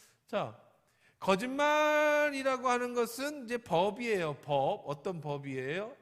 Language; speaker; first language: Korean; native; Korean